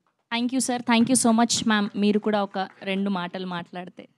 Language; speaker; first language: Telugu; native; Telugu